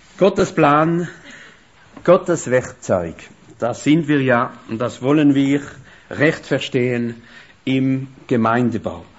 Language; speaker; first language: German; non-native, fluent; French